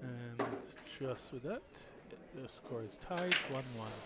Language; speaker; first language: English; non-native, fluent; Hebrew